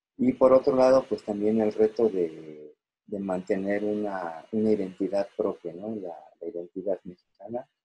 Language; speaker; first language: Spanish; native; Spanish